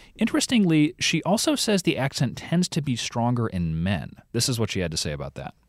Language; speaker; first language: English; native; English